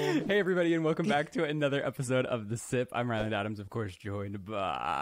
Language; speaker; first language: English; native; English